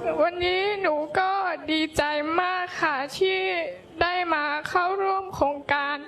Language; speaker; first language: Thai; non-native, local second language; Hmong